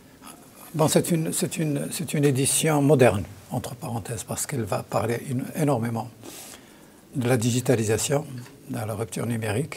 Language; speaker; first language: French; non-native, local second language; Arabic